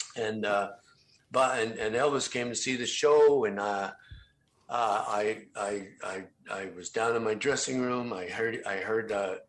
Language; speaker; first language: English; native; English